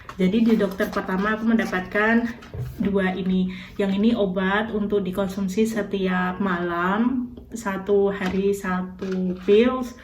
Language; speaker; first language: Indonesian; native; Indonesian